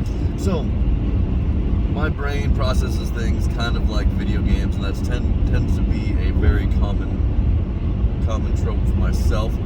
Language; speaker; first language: English; native; English